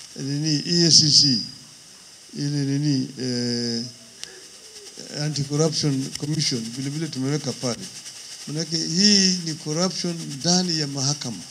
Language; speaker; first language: Swahili; non-native, local second language; Luo (Kenya and Tanzania)